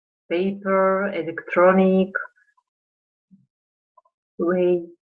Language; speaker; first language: English; non-native, fluent; Russian